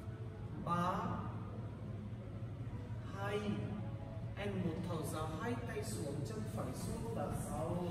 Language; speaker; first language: Vietnamese; non-native, learner; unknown